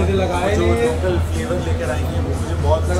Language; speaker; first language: Hindi; native; Hindi